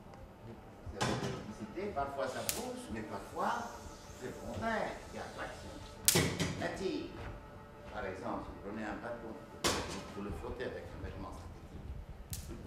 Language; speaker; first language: French; native; French